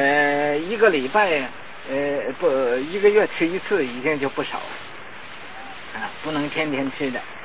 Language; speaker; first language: Chinese; native; Chinese